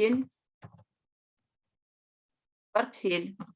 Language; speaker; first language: Russian; non-native, fluent; Spanish